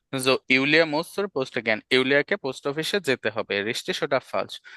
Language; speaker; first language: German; non-native, fluent; Bangla